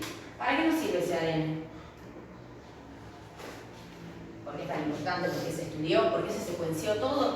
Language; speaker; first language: Spanish; native; Spanish